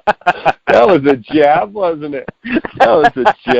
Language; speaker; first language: English; native; English